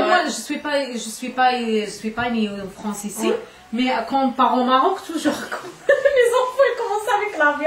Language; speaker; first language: French; non-native, fluent; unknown